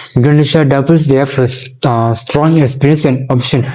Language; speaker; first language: English; non-native, learner; Malay